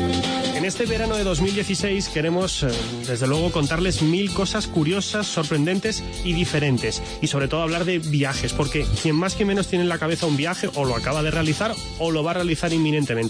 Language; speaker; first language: Spanish; native; Spanish